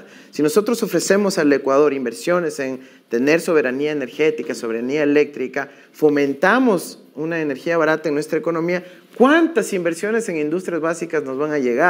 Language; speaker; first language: Spanish; native; Spanish